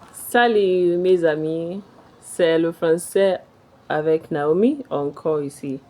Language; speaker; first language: French; non-native, fluent; Igbo